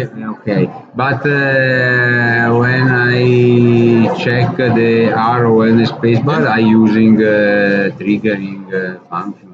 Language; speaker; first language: English; non-native, learner; Italian